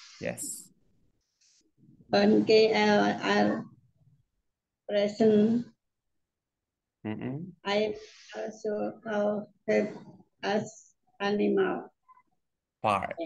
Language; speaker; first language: English; non-native, learner; Indonesian